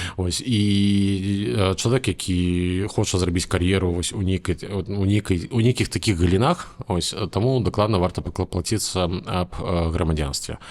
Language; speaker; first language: Belarusian; native; Belarusian